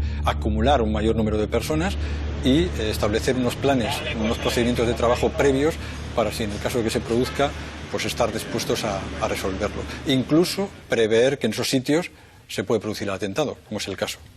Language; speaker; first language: Spanish; native; Spanish